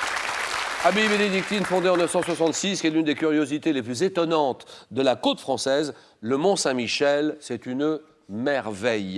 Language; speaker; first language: French; native; French